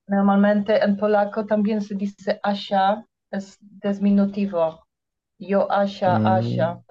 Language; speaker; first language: Spanish; non-native, learner; Polish